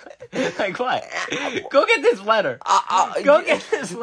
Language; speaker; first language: English; native; English